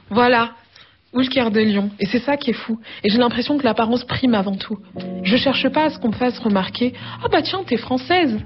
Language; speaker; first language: French; early bilingual, other home language; Arabic